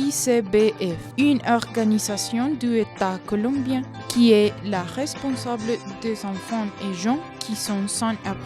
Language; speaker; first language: French; non-native, learner; Spanish